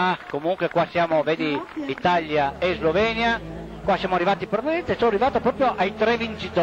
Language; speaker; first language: Italian; native; Italian